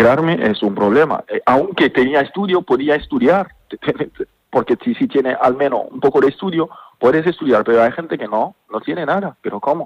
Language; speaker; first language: Spanish; non-native, fluent; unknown